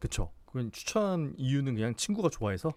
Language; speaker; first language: Korean; native; Korean